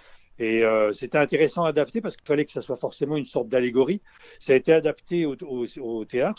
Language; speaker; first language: French; native; French